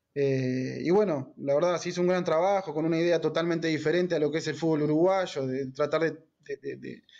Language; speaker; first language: Spanish; native; Spanish